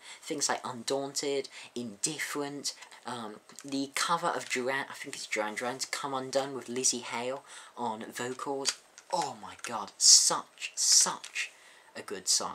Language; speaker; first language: English; native; English